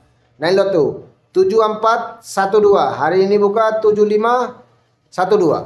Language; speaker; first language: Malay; non-native, fluent; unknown